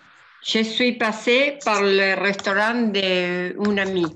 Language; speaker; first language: French; non-native, learner; Spanish